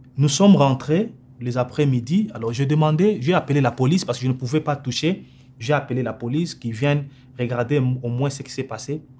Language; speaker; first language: French; non-native, local second language; Lingala